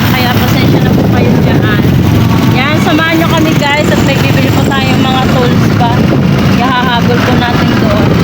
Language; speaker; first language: Filipino; non-native, local second language; Cebuano